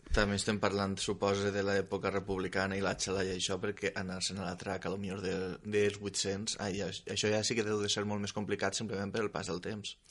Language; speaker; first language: Catalan; native; Catalan